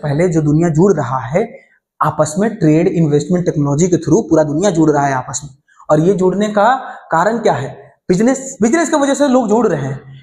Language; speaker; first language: Hindi; native; Hindi